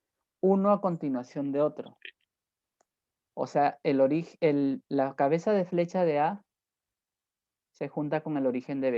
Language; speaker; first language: Spanish; native; Spanish